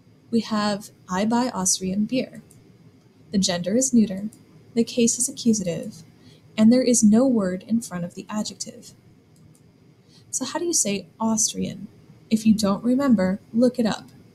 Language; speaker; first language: English; native; English